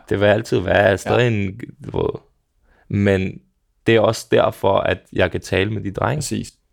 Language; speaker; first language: Danish; early bilingual, other home language; Serbian